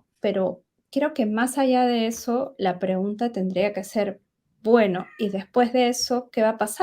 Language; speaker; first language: Spanish; native; Spanish